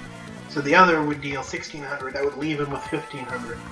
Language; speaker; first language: English; native; English